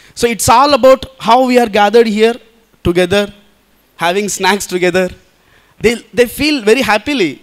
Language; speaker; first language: English; non-native, local second language; Telugu